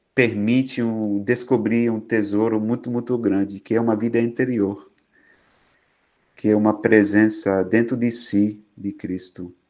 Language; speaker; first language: Portuguese; non-native, fluent; Dutch